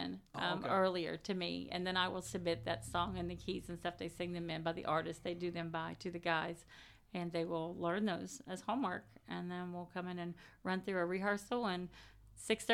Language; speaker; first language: English; native; English